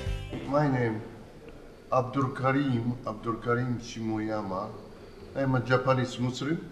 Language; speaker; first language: English; non-native, learner; Japanese